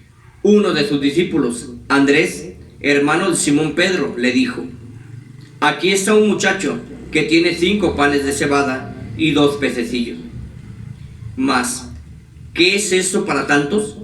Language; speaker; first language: Spanish; native; Spanish